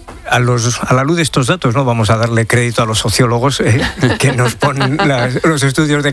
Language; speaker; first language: Spanish; native; Spanish